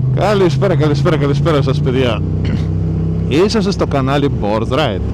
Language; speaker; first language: Greek; early bilingual, heritage; Greek